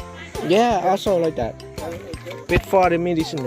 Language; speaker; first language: English; non-native, learner; Khmer